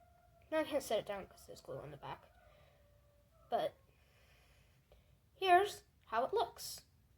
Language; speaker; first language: English; native; English